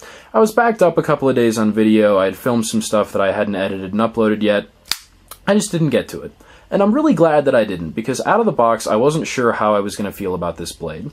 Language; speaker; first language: English; native; English